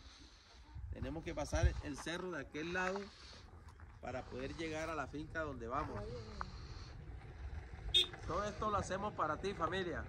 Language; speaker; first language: Spanish; native; Spanish